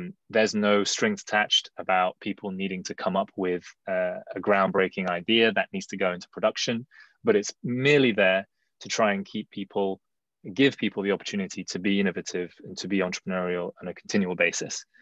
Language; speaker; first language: English; early bilingual, other home language; Chinese